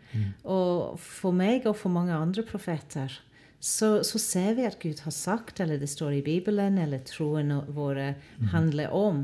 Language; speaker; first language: Norwegian; non-native, fluent; English